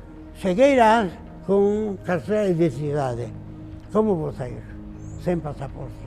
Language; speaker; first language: Portuguese; non-native, fluent; Arabic